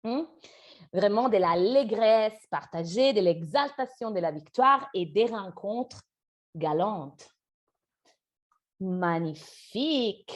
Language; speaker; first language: French; non-native, fluent; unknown